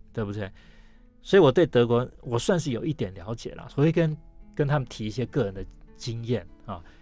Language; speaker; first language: Chinese; native; Chinese